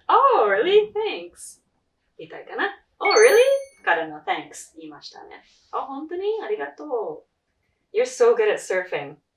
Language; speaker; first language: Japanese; non-native, fluent; English